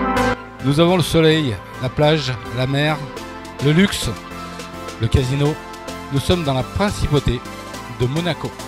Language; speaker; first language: French; native; French